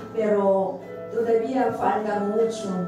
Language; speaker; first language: Spanish; non-native, learner; Korean